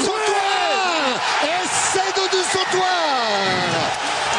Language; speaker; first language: French; native; French